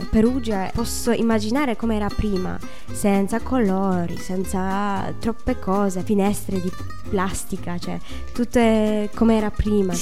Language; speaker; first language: Italian; non-native, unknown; Polish